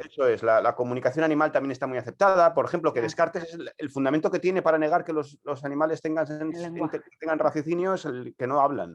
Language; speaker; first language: Spanish; native; Spanish